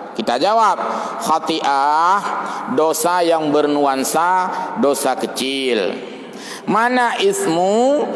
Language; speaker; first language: Malay; non-native, local second language; Achinese